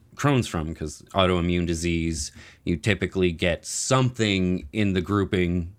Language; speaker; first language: English; native; English